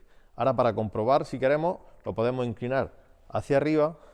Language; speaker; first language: Spanish; native; Spanish